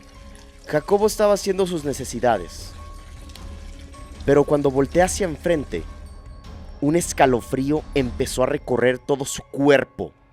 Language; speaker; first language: Spanish; native; Spanish